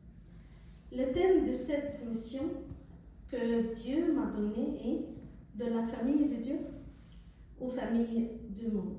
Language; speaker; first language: French; non-native, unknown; Arabic